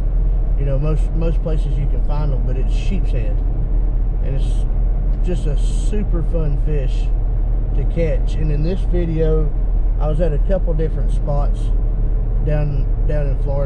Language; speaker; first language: English; native; English